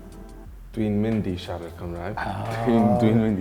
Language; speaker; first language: Welsh; non-native, learner; English